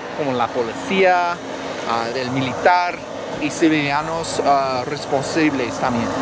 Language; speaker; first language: Spanish; non-native, learner; English